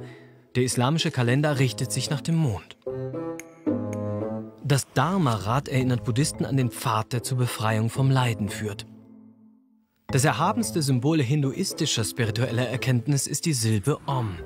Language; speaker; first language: German; native; German